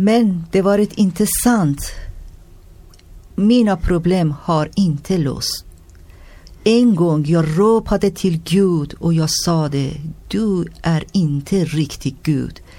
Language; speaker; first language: Swedish; non-native, learner; Persian